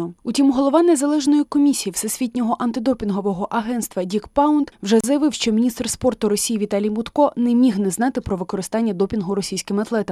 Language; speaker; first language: Ukrainian; native; Ukrainian